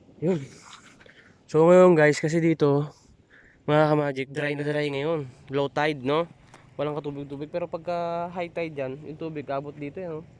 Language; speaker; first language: Filipino; native; Filipino